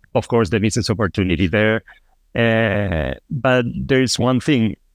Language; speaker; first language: English; non-native, fluent; Spanish